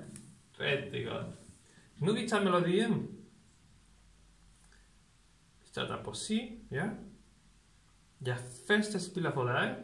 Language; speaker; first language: Danish; non-native, learner; Spanish